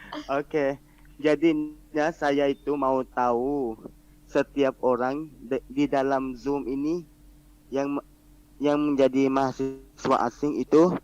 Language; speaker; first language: Indonesian; non-native, learner; Malay